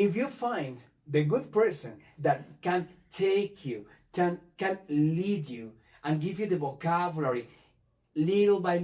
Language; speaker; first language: English; non-native, fluent; Spanish